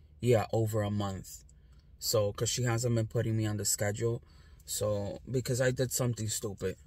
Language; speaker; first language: English; native; English